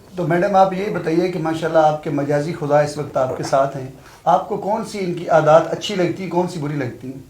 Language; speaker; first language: Urdu; non-native, local second language; Punjabi